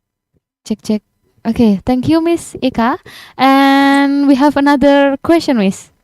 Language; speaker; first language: English; non-native, learner; Indonesian